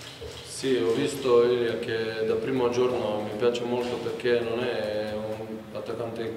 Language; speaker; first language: Italian; non-native, learner; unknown